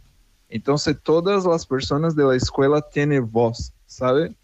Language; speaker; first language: Spanish; non-native, fluent; Portuguese